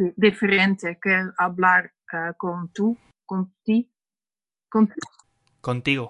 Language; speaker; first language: Spanish; non-native, learner; Dutch